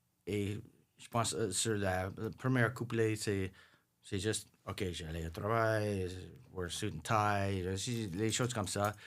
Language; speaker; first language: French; non-native, local second language; English